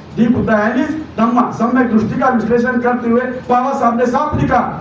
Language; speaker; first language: Hindi; non-native, local second language; Marathi